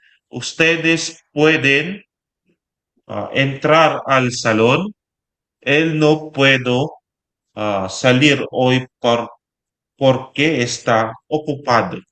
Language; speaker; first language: Spanish; non-native, learner; Filipino